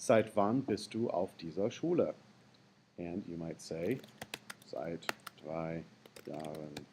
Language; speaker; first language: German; non-native, fluent; English